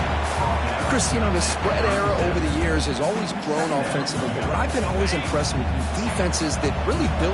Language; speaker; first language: English; native; English